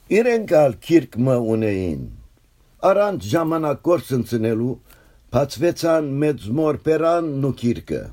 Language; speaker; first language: Armenian; early bilingual, heritage; Armenian